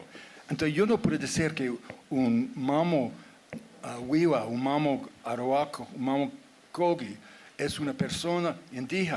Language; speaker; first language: Spanish; non-native, fluent; English